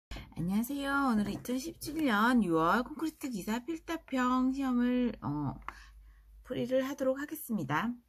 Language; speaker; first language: Korean; native; Korean